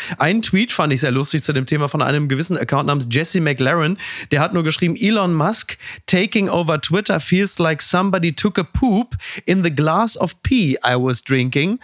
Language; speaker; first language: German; native; German